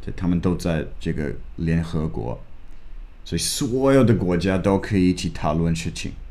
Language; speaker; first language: Chinese; non-native, fluent; English